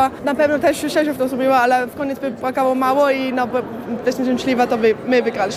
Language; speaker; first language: Polish; early bilingual, heritage; Polish